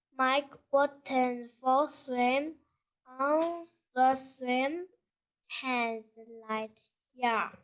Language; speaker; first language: English; non-native, learner; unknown